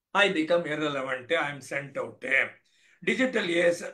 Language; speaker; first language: English; non-native, local second language; Tamil